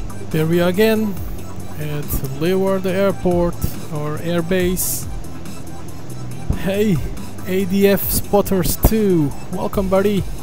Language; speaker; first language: English; non-native, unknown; Turkish